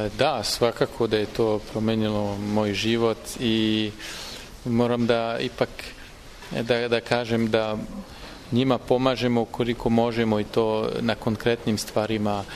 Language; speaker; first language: Serbian; non-native, fluent; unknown